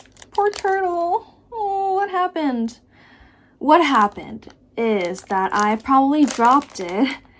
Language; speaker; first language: English; non-native, fluent; Japanese